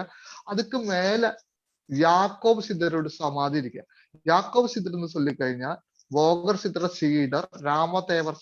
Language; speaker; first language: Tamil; non-native, learner; Malayalam